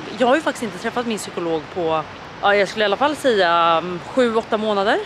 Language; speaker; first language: Swedish; native; Swedish